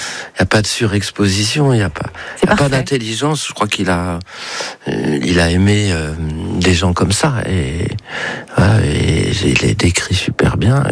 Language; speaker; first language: French; native; French